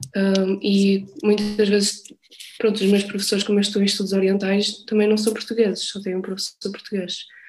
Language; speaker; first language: Portuguese; early bilingual, other home language; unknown